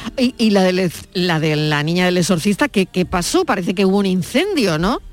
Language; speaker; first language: Spanish; native; Spanish